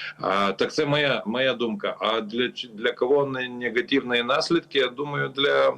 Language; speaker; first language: Ukrainian; non-native, learner; Lithuanian